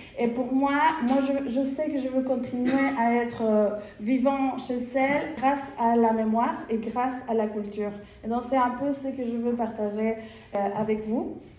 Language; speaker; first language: French; non-native, fluent; Spanish